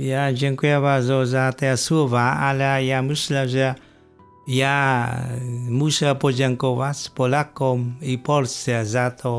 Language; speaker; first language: Polish; non-native, fluent; Vietnamese